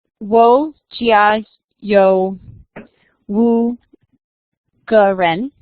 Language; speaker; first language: Chinese; non-native, learner; English